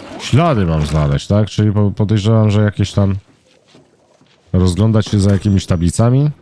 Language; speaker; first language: Polish; native; Polish